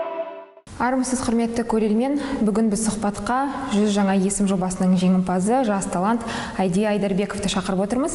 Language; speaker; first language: Kazakh; native; Kazakh